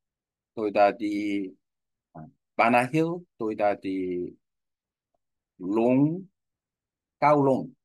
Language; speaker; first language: Vietnamese; non-native, learner; Korean